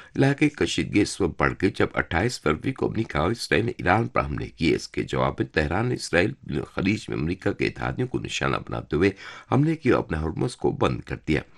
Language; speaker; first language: Urdu; non-native, fluent; Turkish